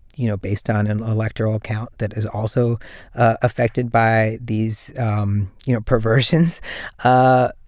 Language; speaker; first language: English; native; English